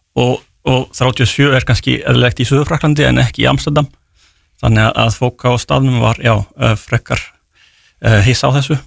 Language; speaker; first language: Icelandic; non-native, fluent; French